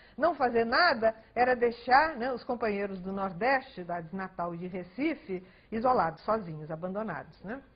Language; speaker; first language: Portuguese; early bilingual, other home language; Spanish